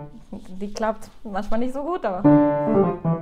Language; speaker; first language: German; non-native, fluent; Spanish